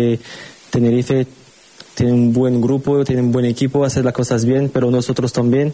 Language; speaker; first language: Spanish; non-native, learner; French